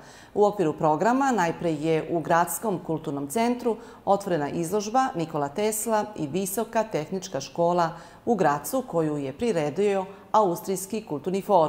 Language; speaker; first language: Serbian; native; Serbian